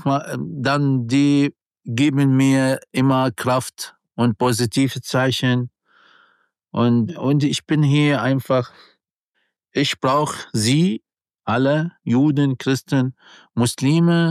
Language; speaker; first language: German; non-native, learner; Arabic